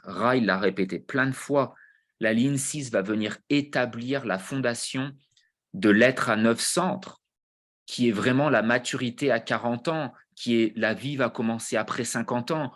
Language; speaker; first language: French; native; French